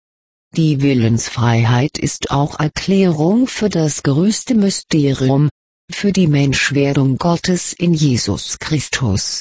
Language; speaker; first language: German; native; German